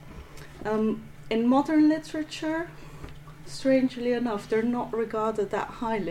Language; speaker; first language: English; non-native, fluent; Dutch